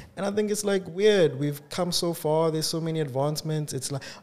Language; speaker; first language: English; non-native, local second language; Zulu